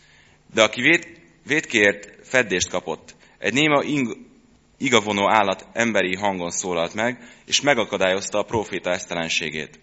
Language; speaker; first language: Hungarian; native; Hungarian